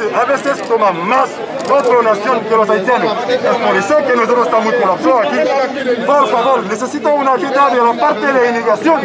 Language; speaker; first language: Spanish; non-native, learner; Haitian Creole